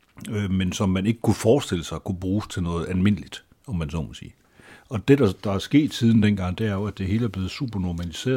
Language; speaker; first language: Danish; native; Danish